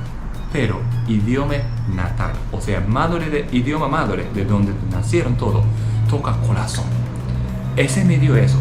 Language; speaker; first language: Spanish; non-native, learner; Japanese